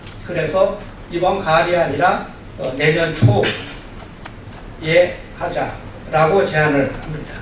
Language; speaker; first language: Korean; native; Korean